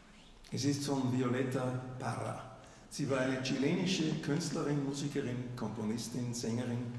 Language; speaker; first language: German; native; German